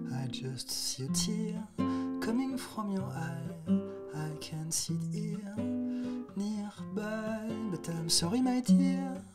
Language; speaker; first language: French; native; French